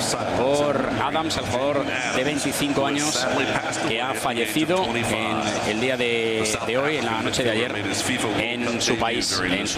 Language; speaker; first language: Spanish; native; Spanish